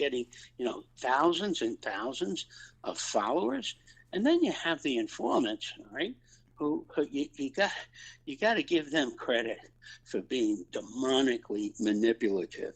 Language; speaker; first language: English; native; English